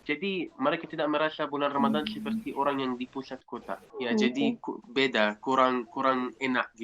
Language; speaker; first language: Indonesian; non-native, fluent; Arabic